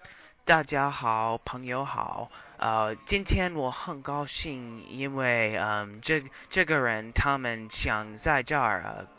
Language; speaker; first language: Chinese; non-native, learner; English